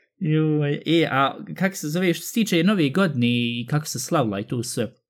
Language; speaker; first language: Bosnian; early bilingual, heritage; Bosnian